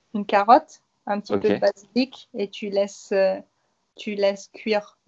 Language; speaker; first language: French; native; French